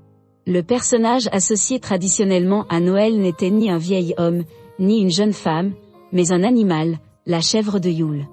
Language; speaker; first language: French; native; French